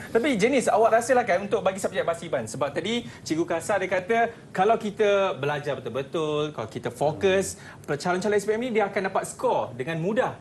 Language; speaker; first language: Malay; native; Malay